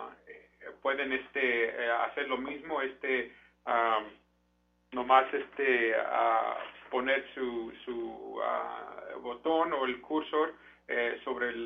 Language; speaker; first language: Spanish; early bilingual, heritage; Spanish